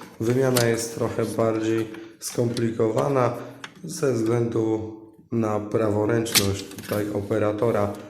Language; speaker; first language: Polish; native; Polish